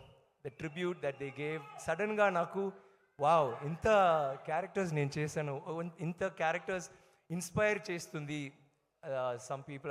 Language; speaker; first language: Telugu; non-native, learner; Tamil